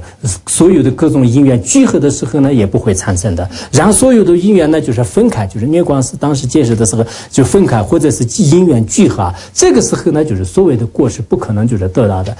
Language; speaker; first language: Chinese; non-native, local second language; Tibetan